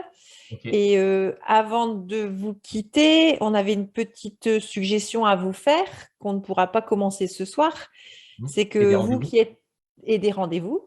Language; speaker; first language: French; native; French